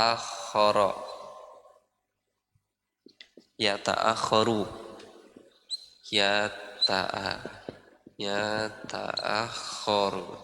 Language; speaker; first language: Arabic; non-native, fluent; Indonesian